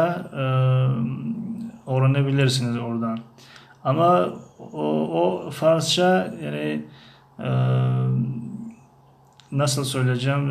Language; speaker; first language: Turkish; non-native, fluent; Tajik